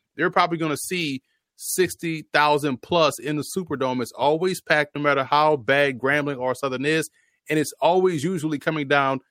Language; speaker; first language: English; native; English